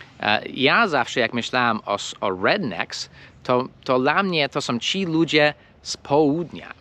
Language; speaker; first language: Polish; non-native, fluent; English